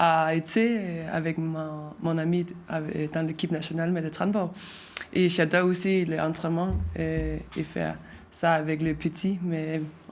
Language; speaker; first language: French; non-native, learner; Danish